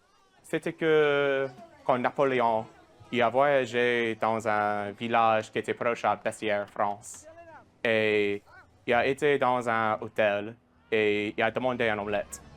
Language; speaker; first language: French; non-native, local second language; English